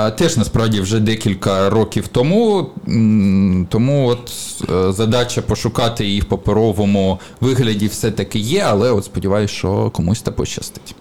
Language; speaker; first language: Ukrainian; native; Ukrainian